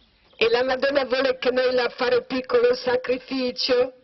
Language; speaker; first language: Italian; non-native, learner; Croatian